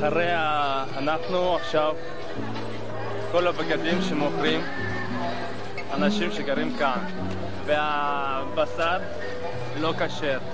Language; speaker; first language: Hebrew; non-native, learner; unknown